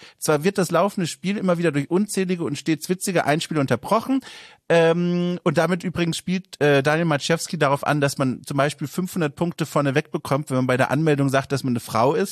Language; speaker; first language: German; native; German